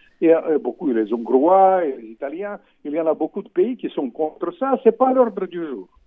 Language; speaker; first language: French; non-native, fluent; Russian